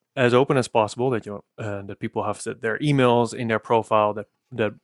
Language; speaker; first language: English; non-native, fluent; Dutch